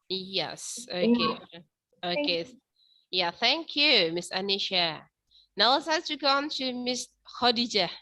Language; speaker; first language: English; non-native, fluent; Indonesian